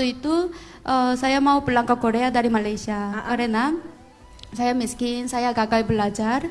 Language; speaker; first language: Indonesian; non-native, fluent; Korean